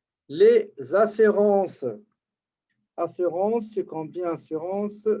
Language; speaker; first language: French; native; French